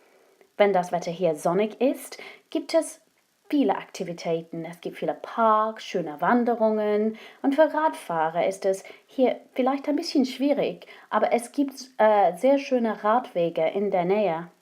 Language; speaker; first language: German; non-native, fluent; English